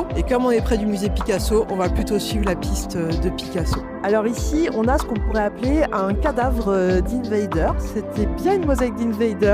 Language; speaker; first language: French; native; French